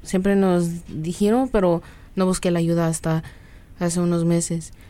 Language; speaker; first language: Spanish; early bilingual, other home language; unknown